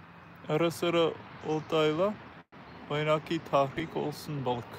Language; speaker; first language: Turkish; non-native, learner; English